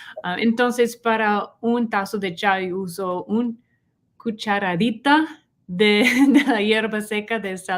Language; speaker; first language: Spanish; non-native, learner; English